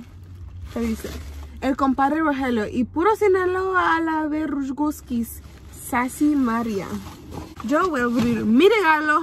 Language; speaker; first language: Spanish; early bilingual, heritage; Spanish